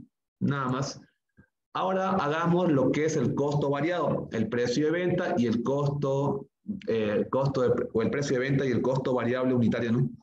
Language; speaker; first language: Spanish; native; Spanish